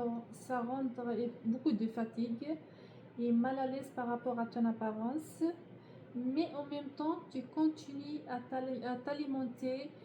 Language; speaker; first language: French; non-native, learner; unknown